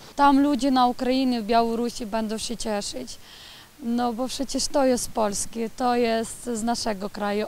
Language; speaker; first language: Polish; early bilingual, heritage; Polish